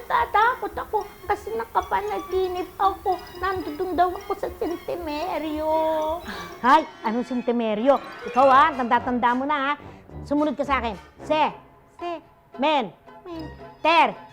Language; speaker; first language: Filipino; native; Filipino